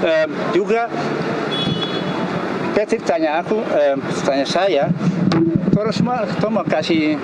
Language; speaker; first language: Indonesian; early bilingual, heritage; Indonesian